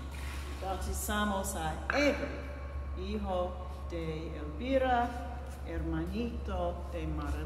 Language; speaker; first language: Spanish; non-native, fluent; English